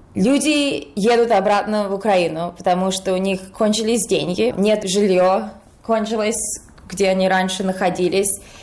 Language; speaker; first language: Russian; early bilingual, heritage; Russian